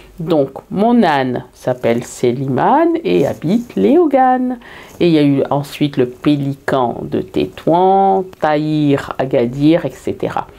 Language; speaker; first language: French; early bilingual, heritage; French